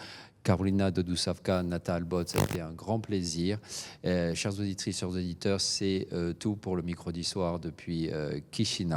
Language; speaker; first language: French; native; French